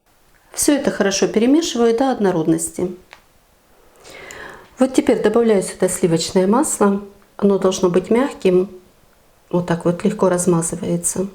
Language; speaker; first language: Russian; native; Russian